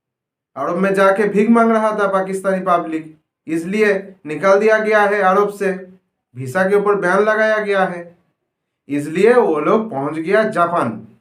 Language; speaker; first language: Hindi; non-native, local second language; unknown